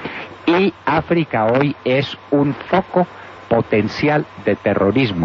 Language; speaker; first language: Spanish; native; Spanish